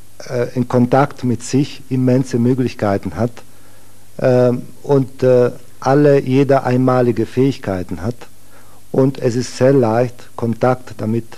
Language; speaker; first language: German; non-native, fluent; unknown